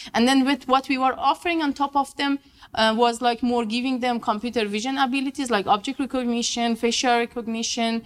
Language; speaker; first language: English; non-native, fluent; Persian